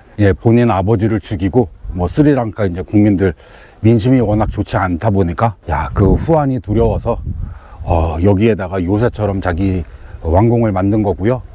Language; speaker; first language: Korean; native; Korean